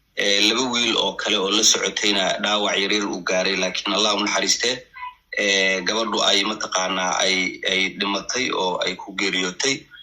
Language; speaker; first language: Somali; native; Somali